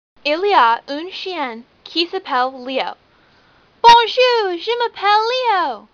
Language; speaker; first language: French; non-native, learner; English